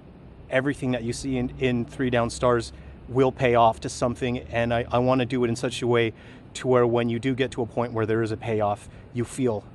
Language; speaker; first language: English; native; English